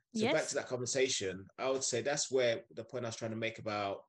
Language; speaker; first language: English; non-native, local second language; Yoruba